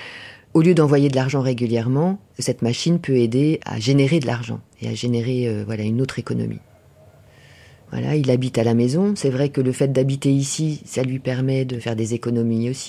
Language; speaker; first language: French; native; French